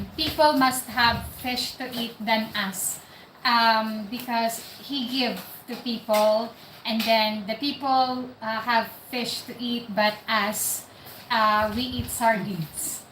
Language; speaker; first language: English; non-native, local second language; Cebuano